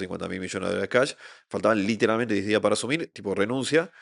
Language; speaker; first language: Spanish; native; Spanish